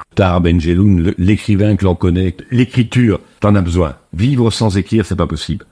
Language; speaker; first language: French; native; French